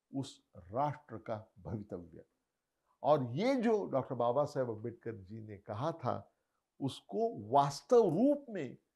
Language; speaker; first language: Hindi; non-native, local second language; Marathi